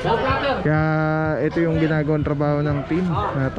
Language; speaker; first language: Filipino; native; Filipino